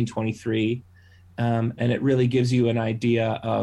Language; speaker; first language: English; native; English